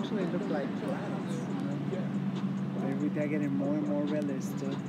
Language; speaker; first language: English; native; English